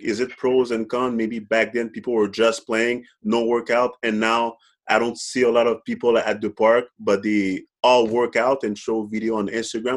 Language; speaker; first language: English; non-native, fluent; French